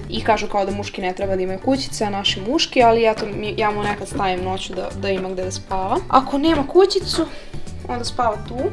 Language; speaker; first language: Serbian; early bilingual, heritage; Serbian